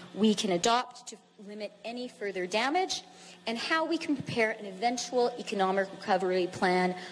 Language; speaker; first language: English; native; English